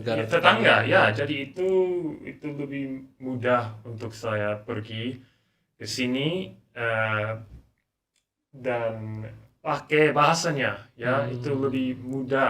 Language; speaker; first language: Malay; non-native, learner; English